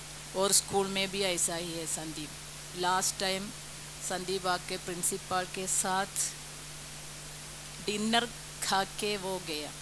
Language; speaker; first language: Hindi; non-native, local second language; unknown